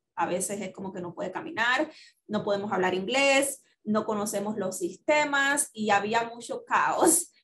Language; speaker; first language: Spanish; native; Spanish